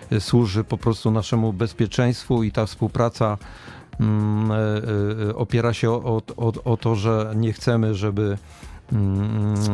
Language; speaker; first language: Polish; native; Polish